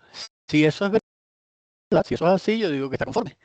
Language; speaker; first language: Spanish; native; Spanish